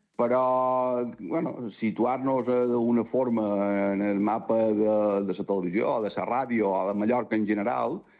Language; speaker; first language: Catalan; native; Catalan